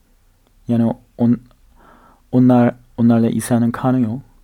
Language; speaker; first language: Turkish; non-native, fluent; Korean